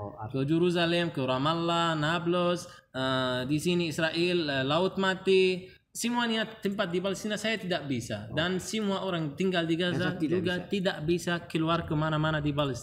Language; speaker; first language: Indonesian; non-native, learner; Arabic